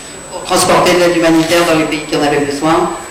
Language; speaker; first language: French; native; French